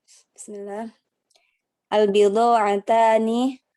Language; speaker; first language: Arabic; non-native, learner; Indonesian